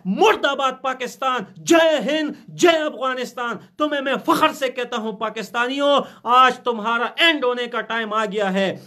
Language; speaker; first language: Hindi; non-native, fluent; Pashto